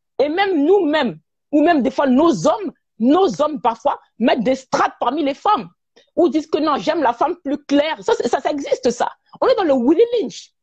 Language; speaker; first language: French; native; French